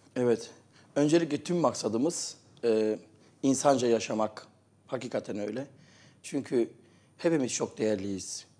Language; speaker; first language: Turkish; native; Turkish